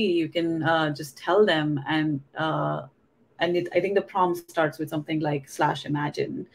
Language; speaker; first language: English; non-native, local second language; Hindi